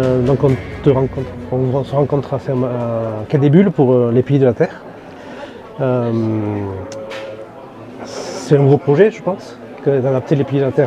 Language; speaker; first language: French; native; French